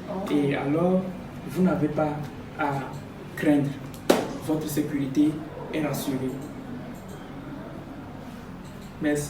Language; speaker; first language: French; non-native, fluent; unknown